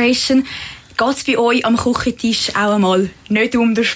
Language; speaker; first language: German; native; German